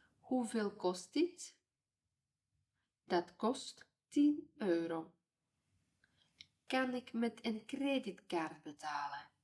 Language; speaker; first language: Dutch; non-native, fluent; Ukrainian